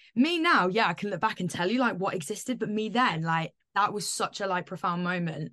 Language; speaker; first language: English; native; English